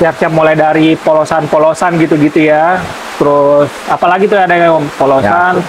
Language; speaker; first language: Indonesian; native; Indonesian